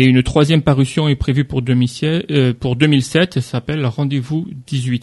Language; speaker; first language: French; native; French